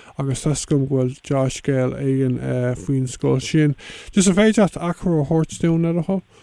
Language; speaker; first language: Irish; native; Irish